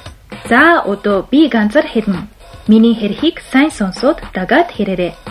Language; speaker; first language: Mongolian; non-native, fluent; Japanese